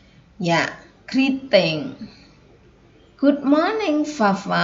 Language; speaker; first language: English; non-native, fluent; Indonesian